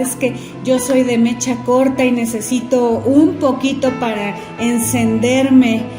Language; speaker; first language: Spanish; native; Spanish